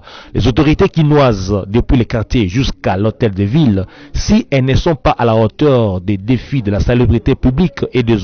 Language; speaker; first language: French; native; French